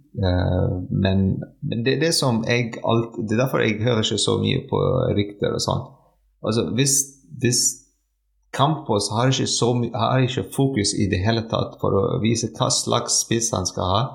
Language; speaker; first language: Norwegian; non-native, fluent; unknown